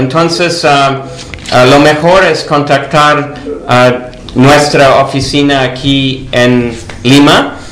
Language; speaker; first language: Spanish; non-native, fluent; English